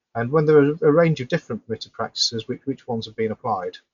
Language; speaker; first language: English; native; English